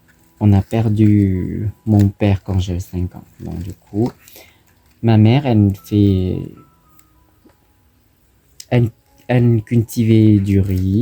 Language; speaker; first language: French; non-native, fluent; Thai